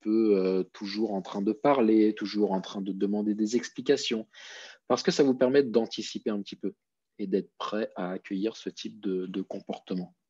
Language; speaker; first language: French; native; French